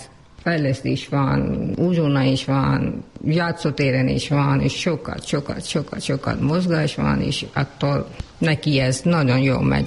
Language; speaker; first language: Hungarian; non-native, learner; Urdu